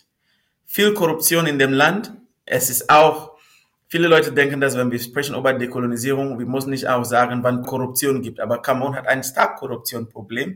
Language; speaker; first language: German; non-native, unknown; Northern Sotho